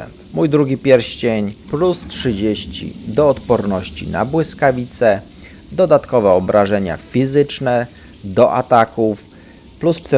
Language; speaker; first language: Polish; native; Polish